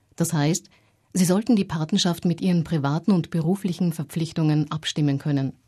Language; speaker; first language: German; native; German